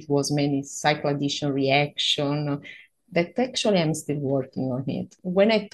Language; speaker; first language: English; non-native, fluent; Italian